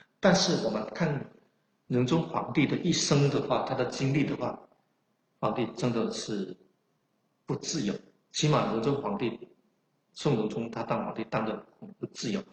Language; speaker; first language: Chinese; non-native, local second language; Min Nan Chinese